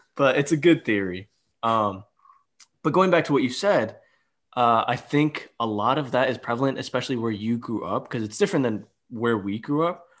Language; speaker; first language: English; early bilingual, other home language; Hindi